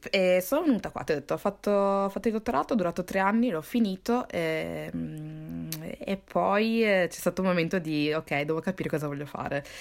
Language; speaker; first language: Italian; early bilingual, other home language; Somali